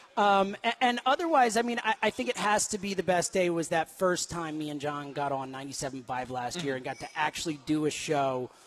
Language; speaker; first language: English; native; English